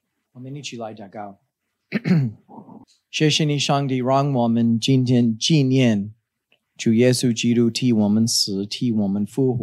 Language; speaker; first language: Chinese; non-native, fluent; English